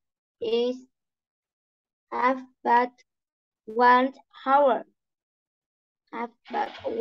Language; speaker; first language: English; non-native, learner; Vietnamese